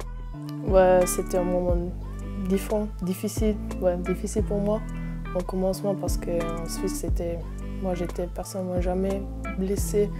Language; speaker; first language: French; non-native, learner; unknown